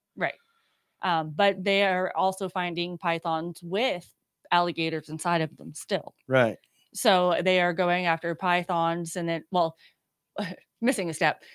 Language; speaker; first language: English; native; English